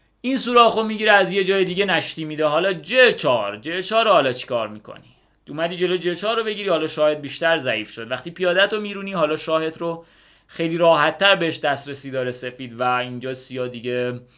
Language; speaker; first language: Persian; native; Persian